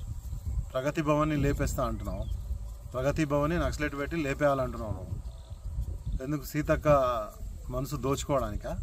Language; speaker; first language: Telugu; native; Telugu